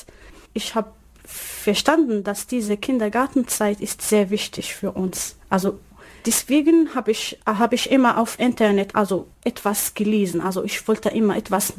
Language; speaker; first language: German; non-native, learner; Arabic